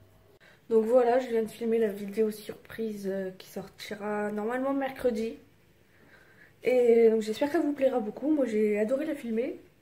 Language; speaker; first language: French; native; French